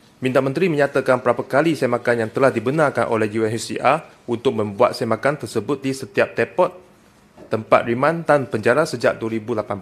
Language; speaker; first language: Malay; non-native, local second language; Chinese